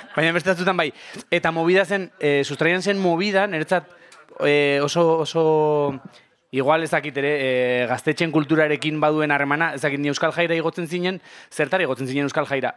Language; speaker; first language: Basque; non-native, local second language; Spanish